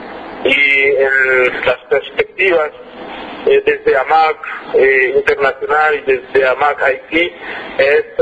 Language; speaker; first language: Spanish; non-native, fluent; French